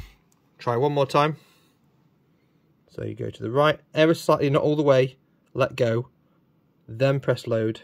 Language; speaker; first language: English; native; English